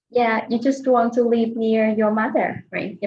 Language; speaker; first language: English; non-native, fluent; Vietnamese